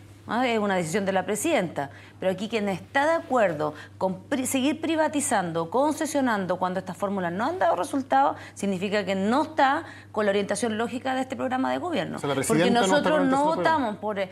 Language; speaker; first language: Spanish; native; Spanish